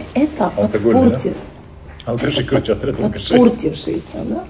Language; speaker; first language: Russian; native; Russian